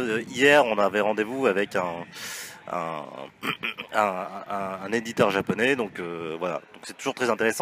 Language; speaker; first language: French; native; French